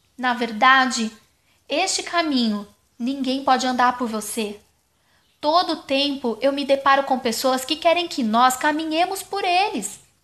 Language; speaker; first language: Portuguese; non-native, fluent; German